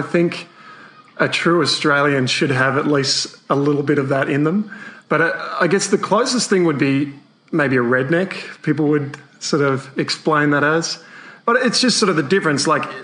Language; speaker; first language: English; native; English